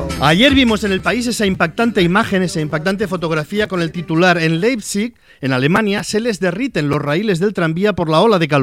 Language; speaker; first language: Spanish; native; Spanish